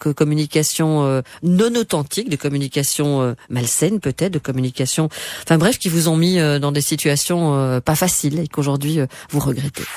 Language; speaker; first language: French; native; French